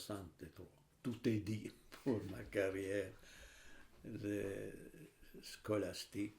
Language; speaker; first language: French; non-native, fluent; Italian